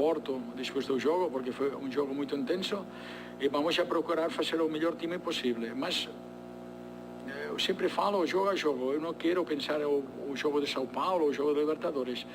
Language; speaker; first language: Portuguese; non-native, fluent; Spanish